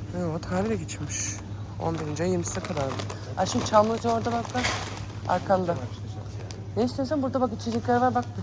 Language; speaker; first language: Turkish; early bilingual, heritage; Turkish